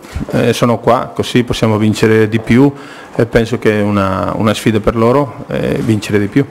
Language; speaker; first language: Italian; non-native, fluent; Spanish